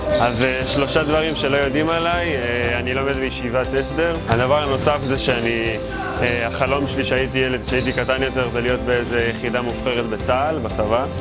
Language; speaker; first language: Hebrew; native; Hebrew